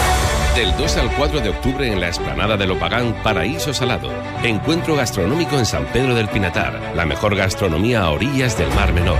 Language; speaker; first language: Spanish; native; Spanish